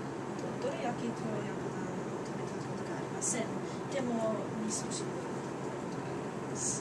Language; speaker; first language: Japanese; non-native, learner; English